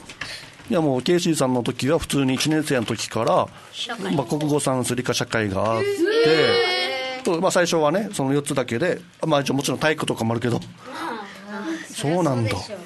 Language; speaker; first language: Japanese; native; Japanese